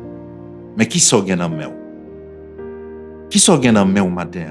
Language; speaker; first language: French; non-native, local second language; Haitian Creole